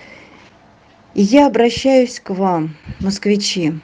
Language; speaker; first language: Russian; native; Russian